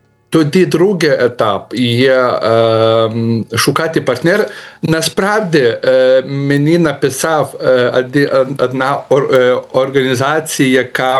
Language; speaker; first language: Ukrainian; non-native, learner; Lithuanian